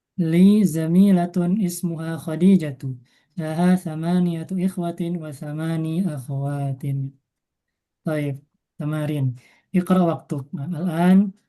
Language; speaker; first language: Arabic; non-native, fluent; Indonesian